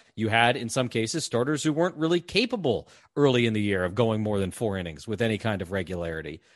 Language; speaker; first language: English; native; English